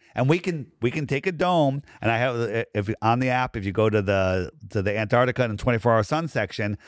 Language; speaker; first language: English; native; English